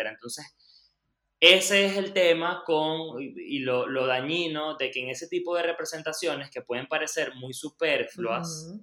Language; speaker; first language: Spanish; native; Spanish